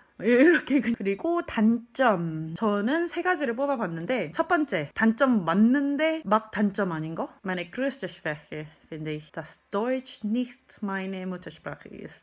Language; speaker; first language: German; non-native, fluent; Korean